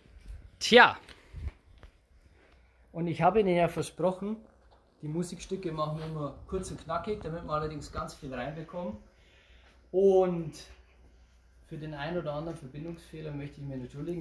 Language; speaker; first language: German; native; German